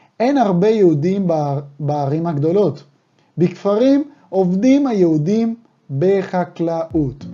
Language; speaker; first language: Hebrew; non-native, fluent; Spanish